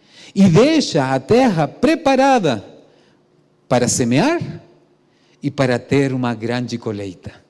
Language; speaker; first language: Portuguese; non-native, fluent; Spanish